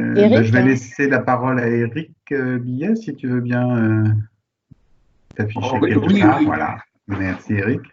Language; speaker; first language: French; native; French